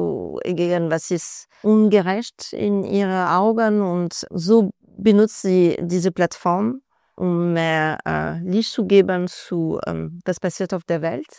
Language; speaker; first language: German; non-native, fluent; French